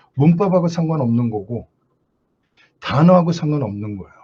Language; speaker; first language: Korean; early bilingual, heritage; Korean